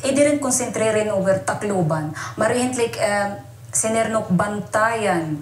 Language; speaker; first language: Dutch; non-native, learner; Waray